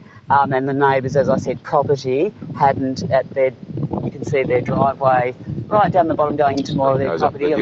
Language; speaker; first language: English; native; English